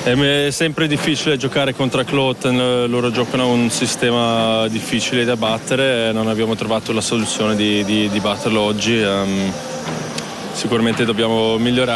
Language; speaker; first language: Italian; non-native, fluent; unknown